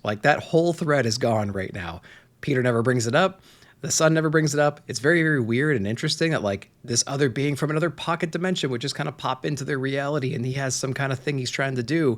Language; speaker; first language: English; native; English